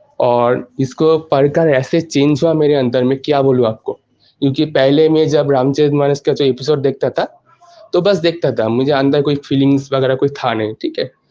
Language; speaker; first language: Hindi; non-native, local second language; Bangla